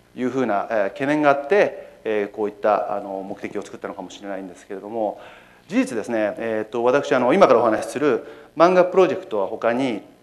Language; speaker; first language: Japanese; native; Japanese